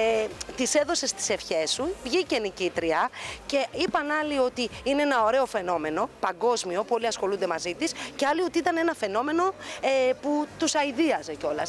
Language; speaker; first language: Greek; native; Greek